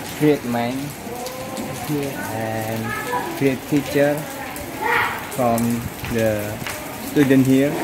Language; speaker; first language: English; non-native, learner; Indonesian